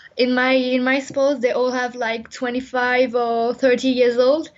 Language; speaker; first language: English; non-native, fluent; French